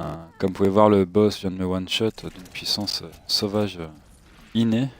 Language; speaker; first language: French; native; French